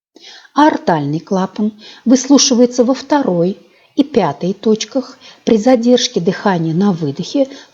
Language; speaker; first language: Russian; native; Russian